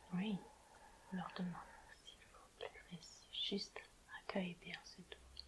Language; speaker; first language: French; native; French